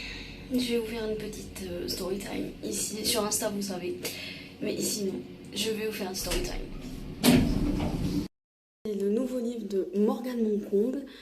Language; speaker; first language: French; non-native, local second language; Arabic